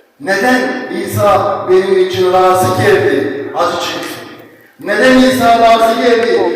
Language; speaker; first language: Turkish; non-native, fluent; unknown